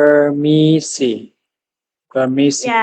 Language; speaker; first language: Indonesian; non-native, learner; Chinese